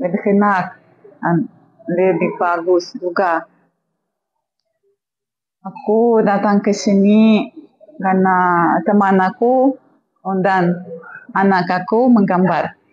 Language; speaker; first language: Indonesian; non-native, fluent; Russian